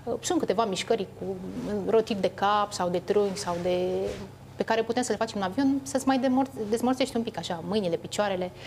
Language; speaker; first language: Romanian; native; Romanian